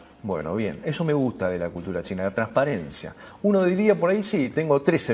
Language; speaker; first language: Spanish; native; Spanish